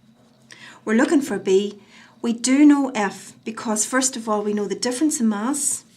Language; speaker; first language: English; native; English